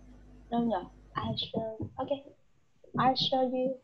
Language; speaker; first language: English; non-native, learner; Vietnamese